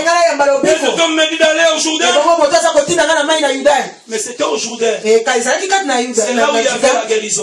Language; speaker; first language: French; non-native, local second language; Lingala